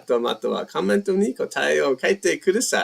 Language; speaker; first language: Japanese; non-native, learner; English